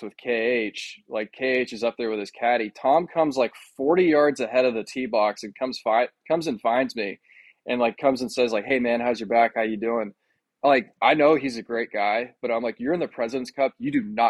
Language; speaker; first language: English; native; English